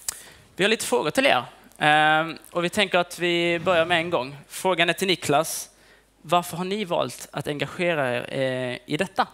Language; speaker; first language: Swedish; native; Swedish